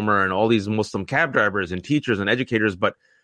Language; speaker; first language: English; early bilingual, other home language; Urdu